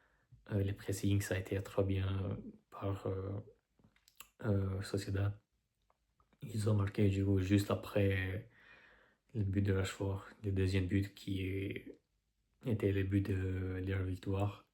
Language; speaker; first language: French; non-native, fluent; Albanian